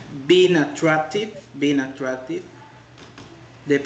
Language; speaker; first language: English; non-native, fluent; Spanish